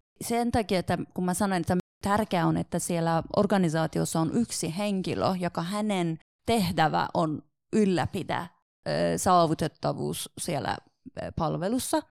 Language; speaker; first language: Finnish; non-native, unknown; Persian